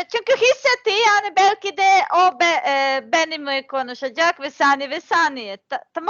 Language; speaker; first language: Turkish; non-native, learner; Serbian